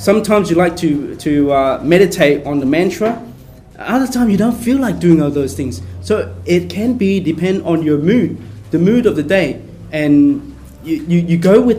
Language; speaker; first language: English; native; English